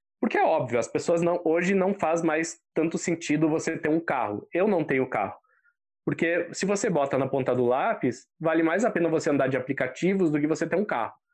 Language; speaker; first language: Portuguese; native; Portuguese